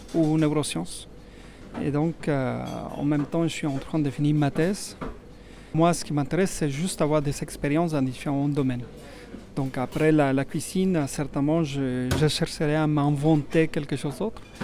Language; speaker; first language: French; non-native, fluent; Spanish